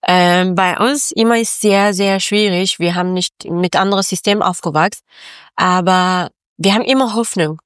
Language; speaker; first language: German; non-native, learner; Persian